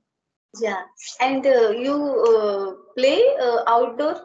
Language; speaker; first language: English; non-native, learner; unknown